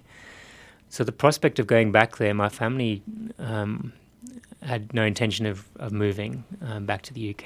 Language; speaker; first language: English; native; English